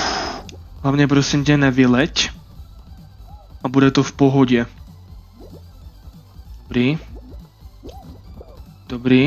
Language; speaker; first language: Czech; native; Czech